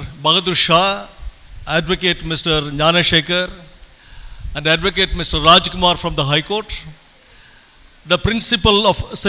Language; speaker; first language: English; non-native, local second language; Tamil